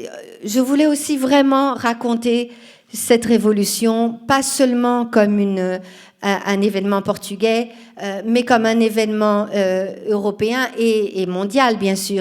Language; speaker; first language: French; non-native, fluent; Portuguese